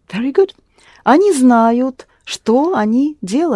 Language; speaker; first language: Russian; non-native, fluent; English